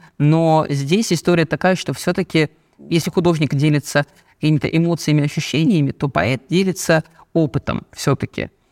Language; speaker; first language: Russian; native; Russian